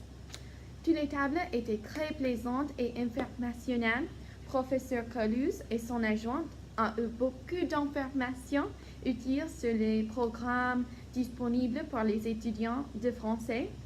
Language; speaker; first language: French; non-native, learner; English